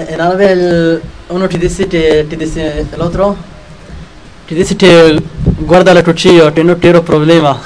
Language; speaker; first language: Spanish; non-native, learner; Arabic